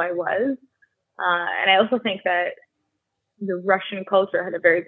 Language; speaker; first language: English; early bilingual, other home language; Russian